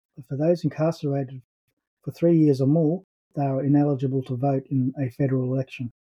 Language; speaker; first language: English; native; English